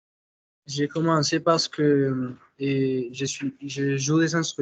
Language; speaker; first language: French; non-native, fluent; Spanish